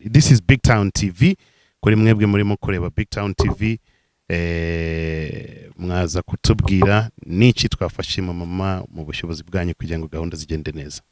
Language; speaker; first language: Kinyarwanda; native; Kinyarwanda